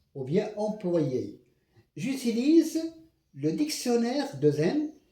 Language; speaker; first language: French; non-native, local second language; Arabic